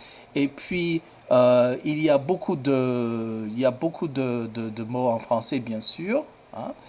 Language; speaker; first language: French; non-native, fluent; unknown